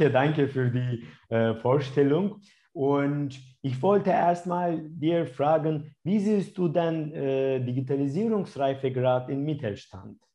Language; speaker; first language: German; non-native, fluent; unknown